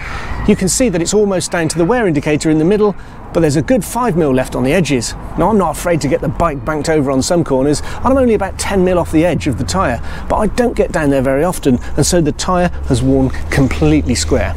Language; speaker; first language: English; native; English